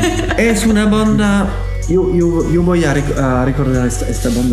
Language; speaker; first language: Spanish; non-native, learner; French